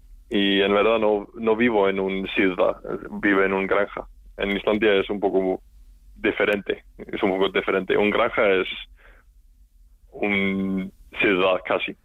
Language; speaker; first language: Spanish; non-native, learner; Icelandic